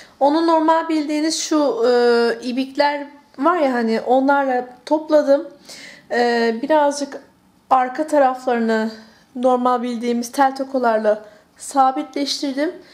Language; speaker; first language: Turkish; early bilingual, heritage; Turkish